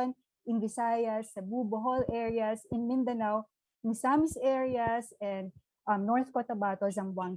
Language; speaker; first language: Filipino; native; Filipino